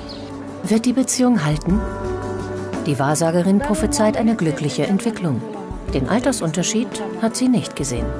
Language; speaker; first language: German; native; German